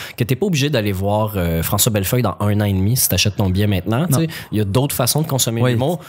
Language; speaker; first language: French; native; French